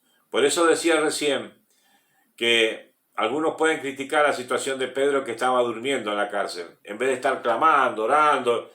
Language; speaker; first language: Spanish; native; Spanish